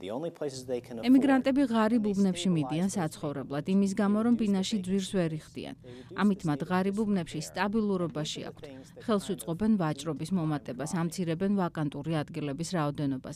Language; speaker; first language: Georgian; native; Georgian